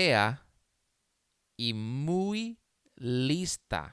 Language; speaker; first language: Spanish; non-native, fluent; English